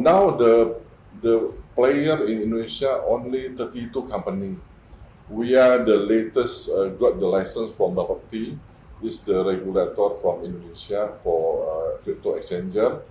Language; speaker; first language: English; non-native, fluent; Indonesian